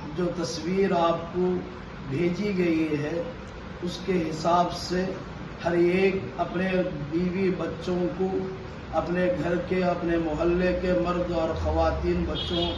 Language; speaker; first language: Urdu; native; Urdu